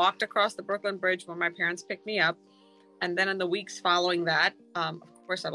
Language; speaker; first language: English; non-native, fluent; Ukrainian